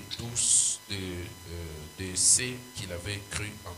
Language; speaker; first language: French; non-native, local second language; Swahili